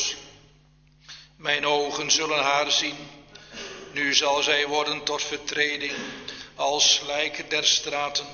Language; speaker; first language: Dutch; native; Dutch